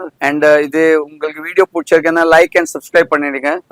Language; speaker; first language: Tamil; non-native, fluent; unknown